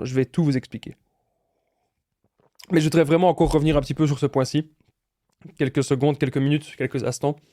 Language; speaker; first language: French; native; French